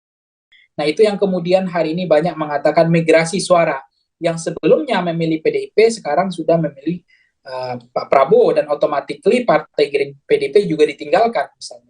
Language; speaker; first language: Indonesian; native; Indonesian